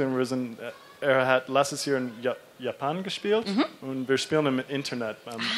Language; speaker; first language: German; non-native, learner; English